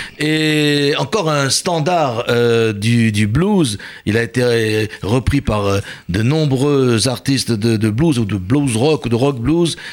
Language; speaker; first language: French; native; French